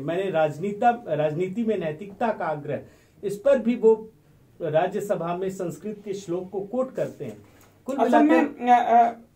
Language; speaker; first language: Hindi; native; Hindi